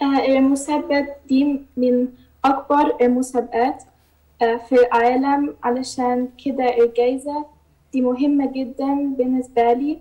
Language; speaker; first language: Arabic; early bilingual, heritage; Arabic